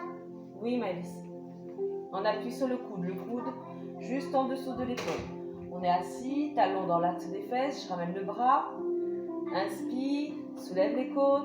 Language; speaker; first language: French; native; French